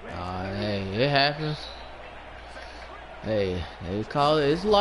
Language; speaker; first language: English; native; English